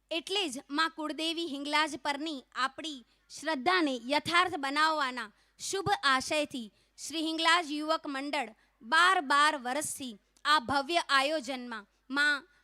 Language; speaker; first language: Gujarati; non-native, local second language; Kachhi